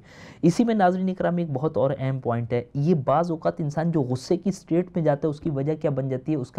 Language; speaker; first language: Urdu; native; Urdu